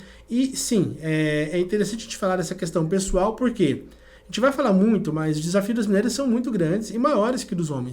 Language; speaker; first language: Portuguese; native; Portuguese